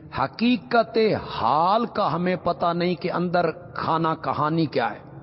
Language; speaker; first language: Urdu; non-native, local second language; Punjabi